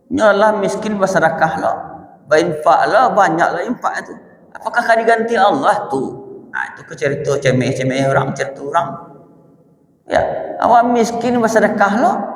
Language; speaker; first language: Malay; non-native, local second language; Minangkabau